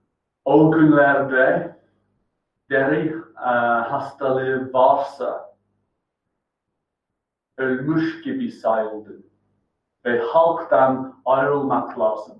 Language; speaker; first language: Turkish; non-native, fluent; English